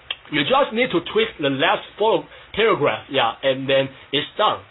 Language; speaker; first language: English; non-native, fluent; Chinese